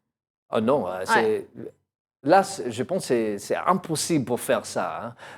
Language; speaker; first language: French; non-native, learner; English